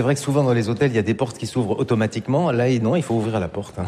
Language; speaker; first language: French; native; French